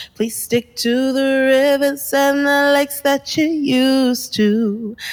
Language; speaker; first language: English; early bilingual, other home language; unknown